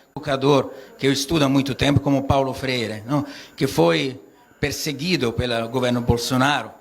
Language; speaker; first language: Portuguese; non-native, fluent; Italian